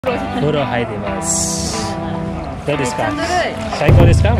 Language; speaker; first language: Japanese; non-native, fluent; Indonesian